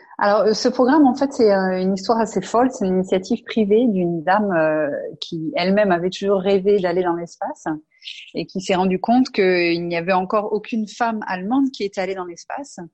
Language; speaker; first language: French; native; French